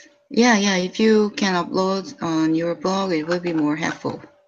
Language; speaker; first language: English; non-native, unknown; Korean